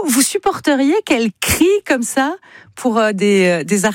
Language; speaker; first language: French; native; French